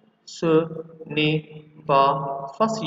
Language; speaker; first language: French; non-native, fluent; Arabic